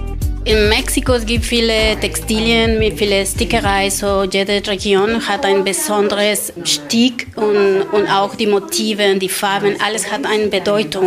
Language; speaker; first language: German; non-native, learner; Spanish